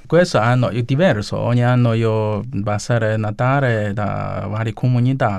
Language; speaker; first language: Italian; non-native, learner; Chinese